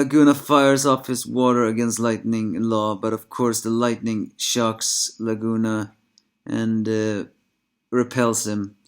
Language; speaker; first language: English; non-native, fluent; Swedish